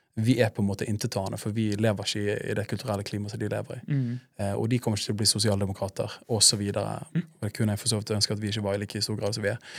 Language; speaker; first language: Norwegian; native; Norwegian